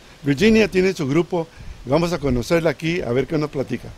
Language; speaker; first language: Spanish; early bilingual, heritage; Spanish